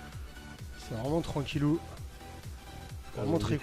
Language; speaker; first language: French; native; French